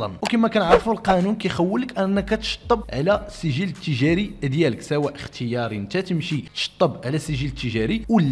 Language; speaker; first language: Arabic; native; Arabic